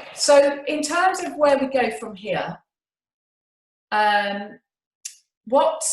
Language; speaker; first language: English; native; English